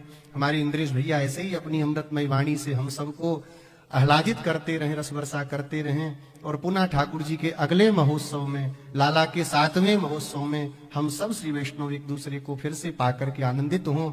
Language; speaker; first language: Hindi; native; Hindi